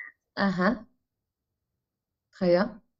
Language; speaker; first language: French; non-native, fluent; Spanish